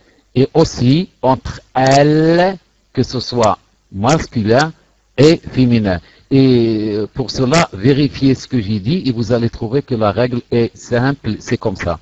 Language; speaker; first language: French; non-native, local second language; Arabic